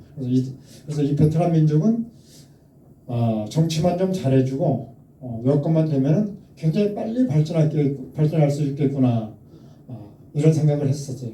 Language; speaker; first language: Korean; native; Korean